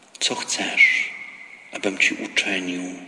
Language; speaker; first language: Polish; native; Polish